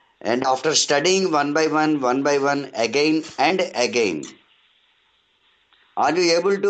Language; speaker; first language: English; non-native, local second language; Telugu